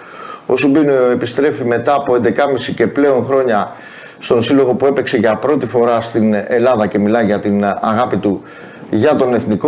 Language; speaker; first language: Greek; native; Greek